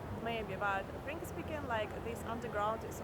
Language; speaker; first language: English; non-native, fluent; Russian